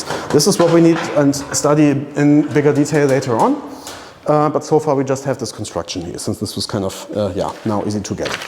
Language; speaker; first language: English; non-native, fluent; German